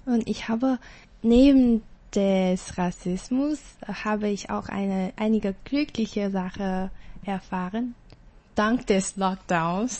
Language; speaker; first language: German; non-native, learner; Chinese